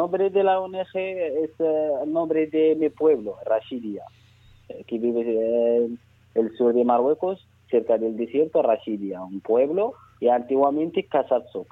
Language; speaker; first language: Spanish; non-native, learner; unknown